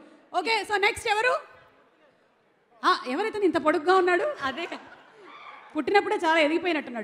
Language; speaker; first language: Telugu; native; Telugu